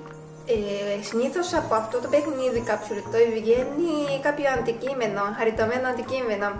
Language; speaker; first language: Greek; non-native, fluent; Japanese